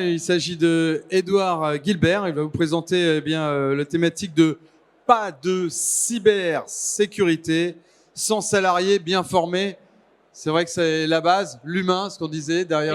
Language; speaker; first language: French; native; French